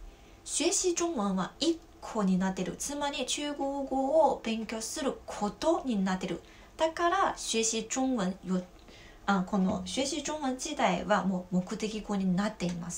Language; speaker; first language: Japanese; non-native, fluent; Chinese